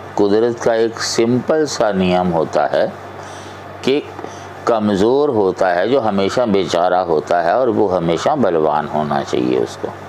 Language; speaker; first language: Hindi; non-native, local second language; Punjabi